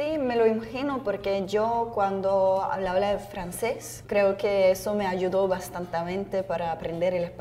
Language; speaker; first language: Spanish; non-native, fluent; Serbian